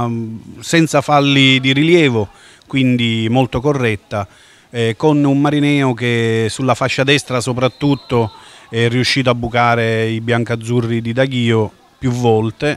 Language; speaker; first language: Italian; native; Italian